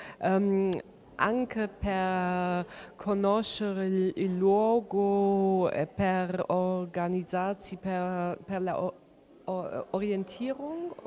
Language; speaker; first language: Italian; non-native, learner; German